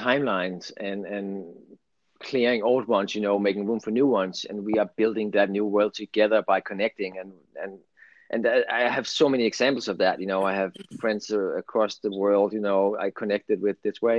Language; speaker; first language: English; non-native, fluent; Danish